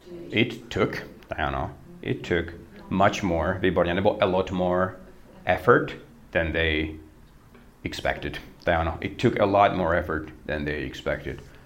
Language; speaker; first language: English; non-native, fluent; Czech